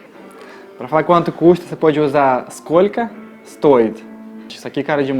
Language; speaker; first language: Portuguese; non-native, fluent; Russian